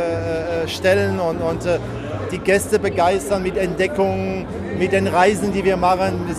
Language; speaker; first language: German; native; German